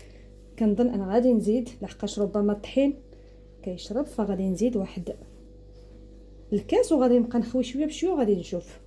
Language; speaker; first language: Arabic; native; Arabic